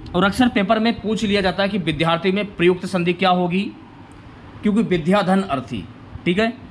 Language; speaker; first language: Hindi; native; Hindi